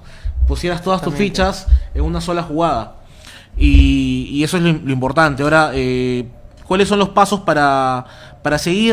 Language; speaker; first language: Spanish; native; Spanish